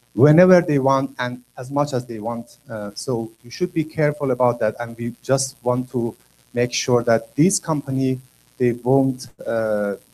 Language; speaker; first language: English; non-native, learner; Persian